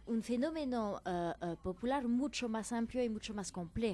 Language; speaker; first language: Spanish; non-native, fluent; French